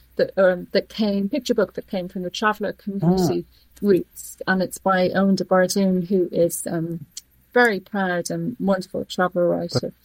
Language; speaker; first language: English; native; English